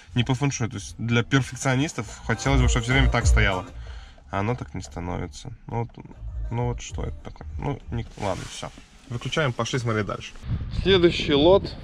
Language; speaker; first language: Russian; native; Russian